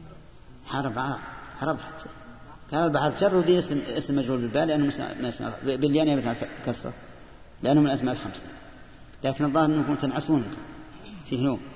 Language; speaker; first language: Arabic; native; Arabic